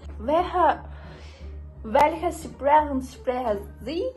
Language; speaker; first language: German; non-native, learner; Turkish